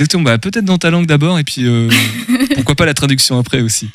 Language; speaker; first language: French; native; French